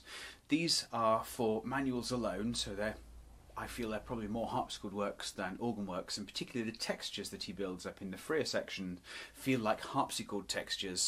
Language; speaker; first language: English; native; English